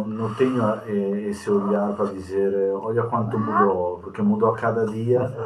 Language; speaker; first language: Portuguese; non-native, fluent; Italian